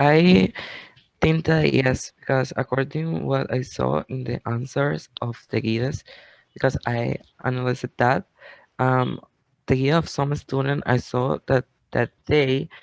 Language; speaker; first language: English; non-native, learner; Spanish